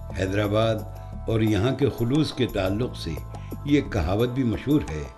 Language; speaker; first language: Urdu; native; Urdu